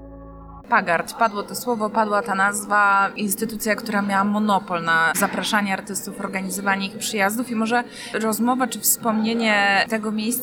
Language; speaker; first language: Polish; native; Polish